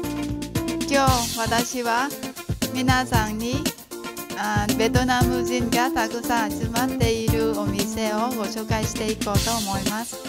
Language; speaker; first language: Japanese; non-native, fluent; Vietnamese